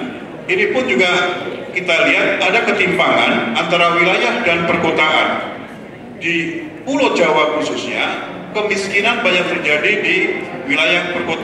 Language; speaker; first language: Indonesian; native; Indonesian